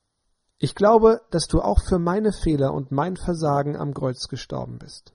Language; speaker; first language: German; native; German